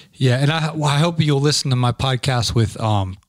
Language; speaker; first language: English; native; English